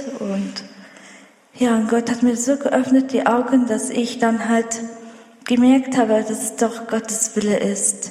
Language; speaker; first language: German; early bilingual, other home language; Russian